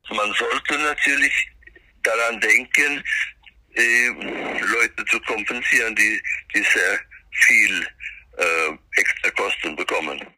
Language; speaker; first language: German; non-native, fluent; Swedish